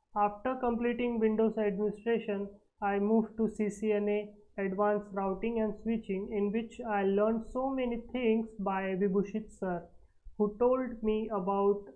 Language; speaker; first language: English; non-native, local second language; Marathi